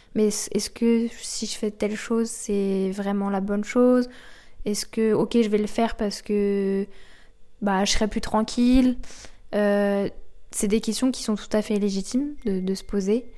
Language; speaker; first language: French; native; French